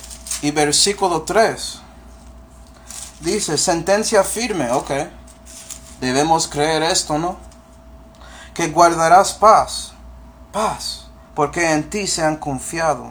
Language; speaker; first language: Spanish; early bilingual, heritage; Spanish